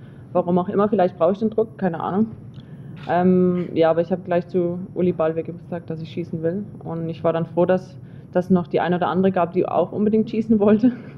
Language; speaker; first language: German; native; German